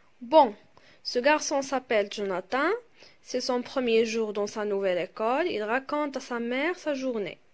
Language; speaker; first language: French; non-native, local second language; Arabic